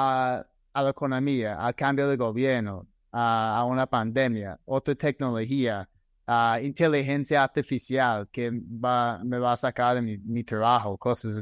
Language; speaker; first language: Spanish; non-native, fluent; English